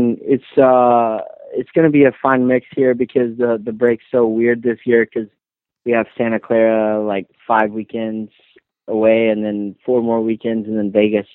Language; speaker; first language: English; native; English